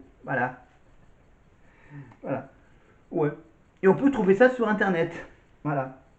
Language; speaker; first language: French; native; French